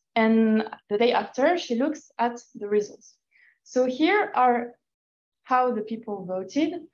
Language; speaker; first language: English; non-native, fluent; French